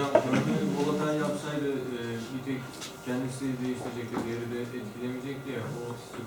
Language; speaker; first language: Turkish; native; Turkish